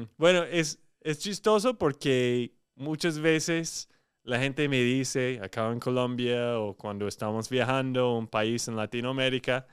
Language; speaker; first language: Spanish; non-native, fluent; English